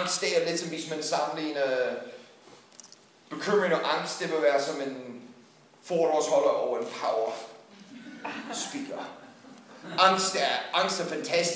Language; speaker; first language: Danish; non-native, fluent; English